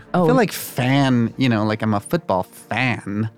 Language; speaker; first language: English; early bilingual, other home language; Persian